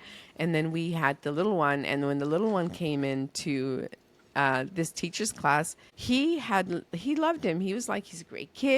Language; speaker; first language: English; early bilingual, other home language; Spanish